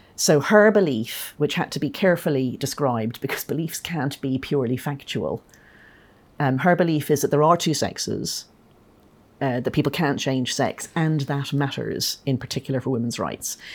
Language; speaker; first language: English; native; English